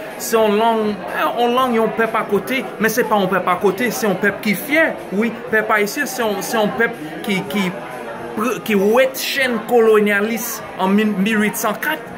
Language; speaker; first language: Haitian Creole; non-native, fluent; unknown